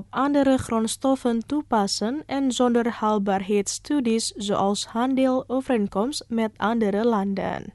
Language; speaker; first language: Dutch; non-native, fluent; Indonesian